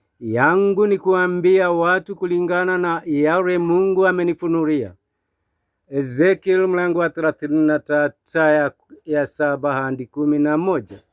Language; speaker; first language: Swahili; non-native, local second language; Kikuyu